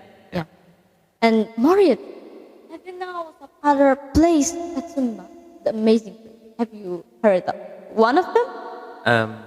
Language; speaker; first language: English; non-native, learner; Indonesian